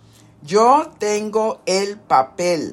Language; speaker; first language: Spanish; non-native, fluent; English